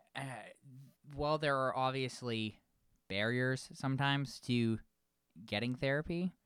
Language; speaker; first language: English; native; English